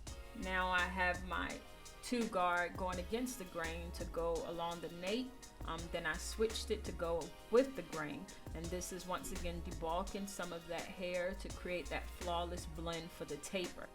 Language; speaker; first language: English; native; English